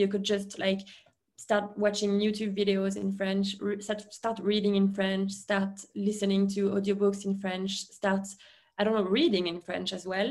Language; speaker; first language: English; non-native, fluent; French